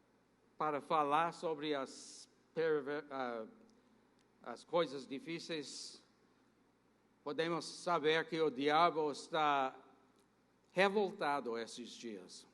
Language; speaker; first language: Portuguese; non-native, fluent; English